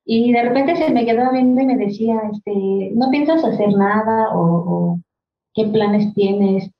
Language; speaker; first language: Spanish; non-native, local second language; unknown